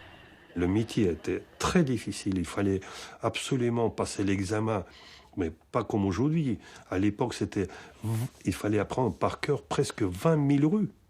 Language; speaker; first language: French; non-native, fluent; Russian